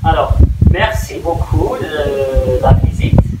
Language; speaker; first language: French; non-native, fluent; English